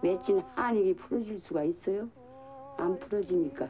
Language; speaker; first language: Korean; native; Korean